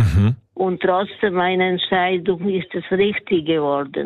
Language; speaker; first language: German; non-native, learner; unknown